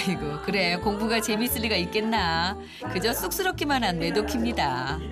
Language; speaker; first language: Korean; native; Korean